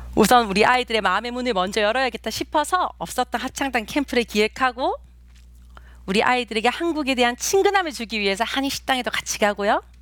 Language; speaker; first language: Korean; native; Korean